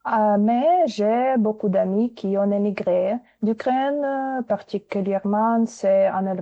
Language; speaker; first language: French; non-native, fluent; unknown